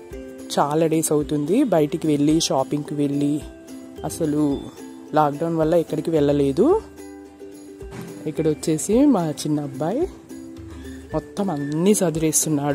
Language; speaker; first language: Telugu; native; Telugu